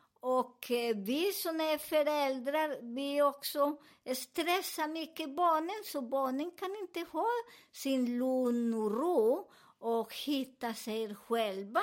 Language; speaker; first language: Swedish; non-native, learner; Spanish